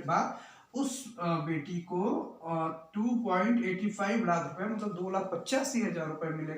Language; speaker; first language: Hindi; native; Hindi